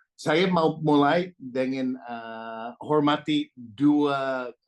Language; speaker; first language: Indonesian; non-native, fluent; English